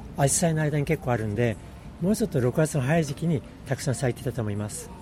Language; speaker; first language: Japanese; native; Japanese